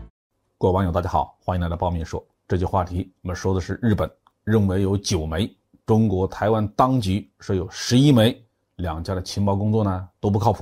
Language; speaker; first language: Chinese; native; Chinese